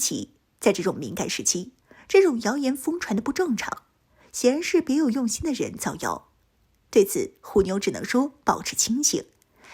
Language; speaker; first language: Chinese; native; Chinese